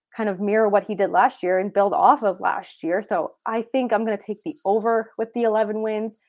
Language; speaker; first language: English; native; English